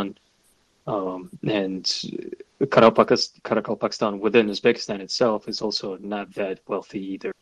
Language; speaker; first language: English; non-native, fluent; Russian